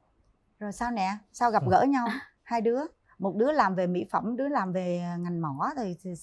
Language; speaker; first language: Vietnamese; native; Vietnamese